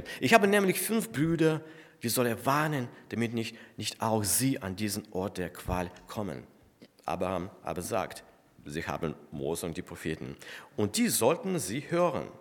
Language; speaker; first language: German; non-native, fluent; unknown